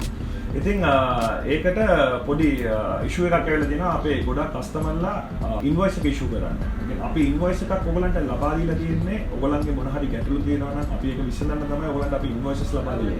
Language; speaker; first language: Sinhala; non-native, local second language; Tamil